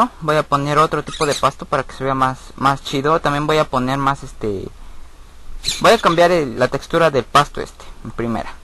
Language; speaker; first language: Spanish; native; Spanish